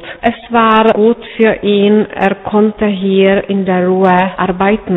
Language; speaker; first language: German; non-native, fluent; Czech